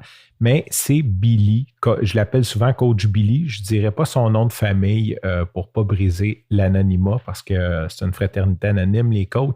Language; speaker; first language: French; native; French